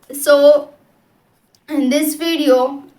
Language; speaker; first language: English; non-native, local second language; Hindi